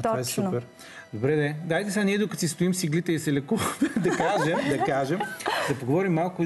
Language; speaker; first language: Bulgarian; native; Bulgarian